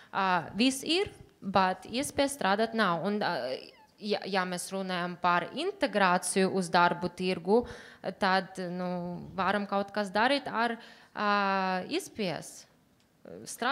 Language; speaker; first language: Latvian; non-native, learner; Uzbek